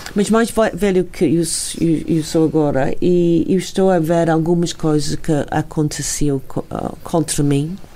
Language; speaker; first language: Portuguese; non-native, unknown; English